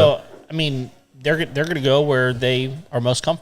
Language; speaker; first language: English; native; English